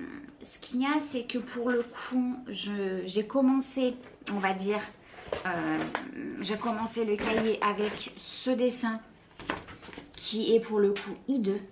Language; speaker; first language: French; native; French